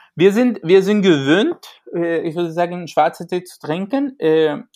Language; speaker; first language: German; non-native, fluent; Spanish